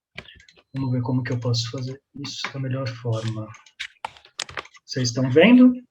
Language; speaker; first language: Portuguese; native; Portuguese